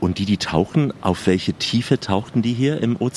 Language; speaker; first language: German; native; German